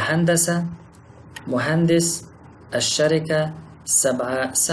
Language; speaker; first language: Arabic; non-native, fluent; Pashto